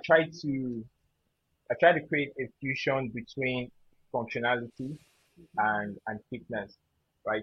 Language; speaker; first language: English; non-native, local second language; Yoruba